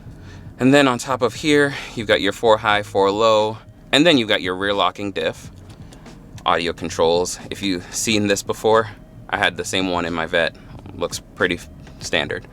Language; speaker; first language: English; native; English